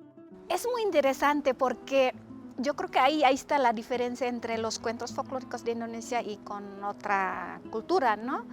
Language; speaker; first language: Spanish; non-native, fluent; Indonesian